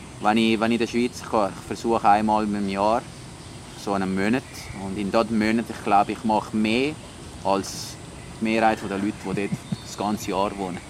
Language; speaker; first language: German; non-native, local second language; Italian